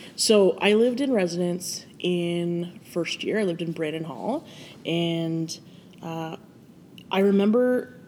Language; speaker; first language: English; native; English